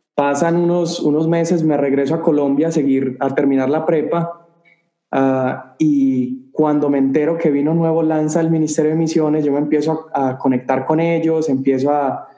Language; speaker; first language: Spanish; native; Spanish